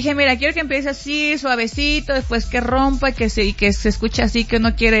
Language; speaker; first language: Spanish; native; Spanish